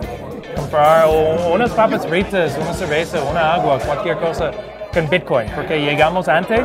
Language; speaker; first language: Spanish; non-native, fluent; English